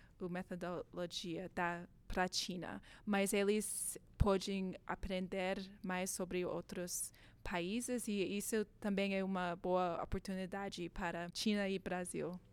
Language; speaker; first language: Portuguese; non-native, learner; English